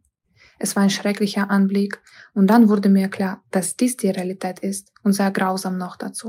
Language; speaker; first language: German; non-native, fluent; Ukrainian